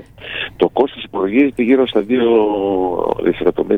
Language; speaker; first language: Greek; native; Greek